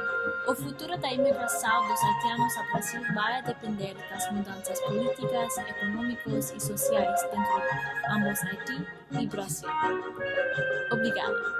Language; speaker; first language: Portuguese; non-native, learner; English